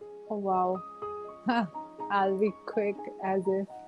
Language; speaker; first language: English; early bilingual, other home language; Punjabi